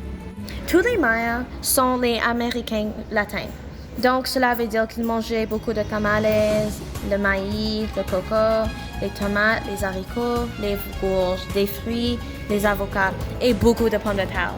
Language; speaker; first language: French; non-native, learner; English